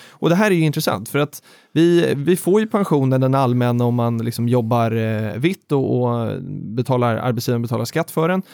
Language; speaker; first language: Swedish; native; Swedish